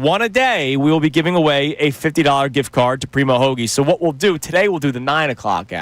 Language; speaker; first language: English; native; English